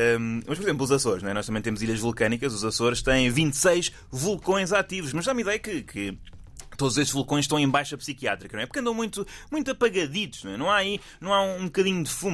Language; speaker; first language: Portuguese; native; Portuguese